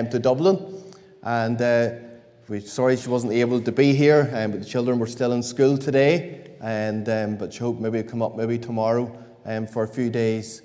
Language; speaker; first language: English; native; English